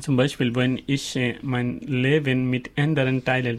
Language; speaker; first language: German; non-native, learner; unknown